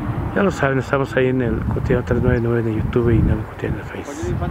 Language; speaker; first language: Spanish; native; Spanish